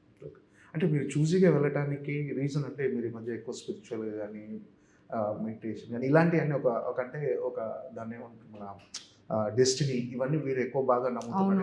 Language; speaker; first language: Telugu; native; Telugu